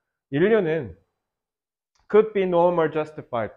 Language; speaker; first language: English; non-native, fluent; Korean